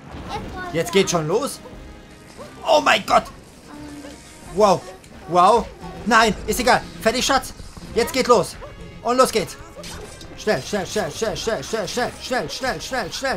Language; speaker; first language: German; native; German